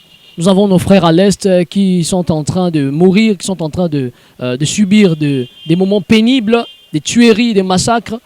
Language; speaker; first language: French; non-native, local second language; Lingala